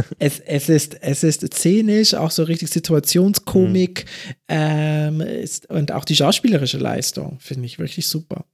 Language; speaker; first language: German; early bilingual, other home language; English